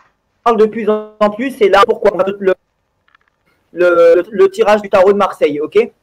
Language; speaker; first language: French; native; French